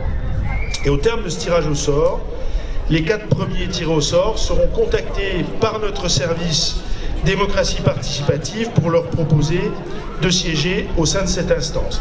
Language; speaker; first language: French; native; French